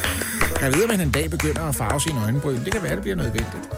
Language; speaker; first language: Danish; native; Danish